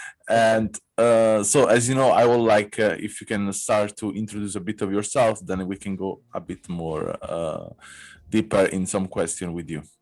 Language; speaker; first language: English; non-native, fluent; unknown